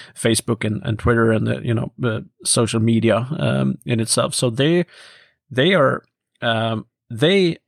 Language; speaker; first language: English; non-native, fluent; Swedish